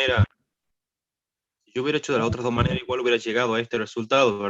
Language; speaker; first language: Spanish; native; Spanish